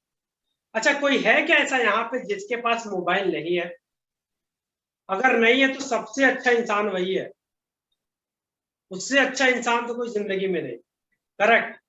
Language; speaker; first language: Hindi; native; Hindi